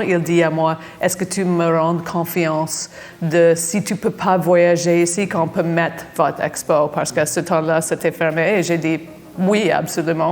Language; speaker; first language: French; non-native, fluent; English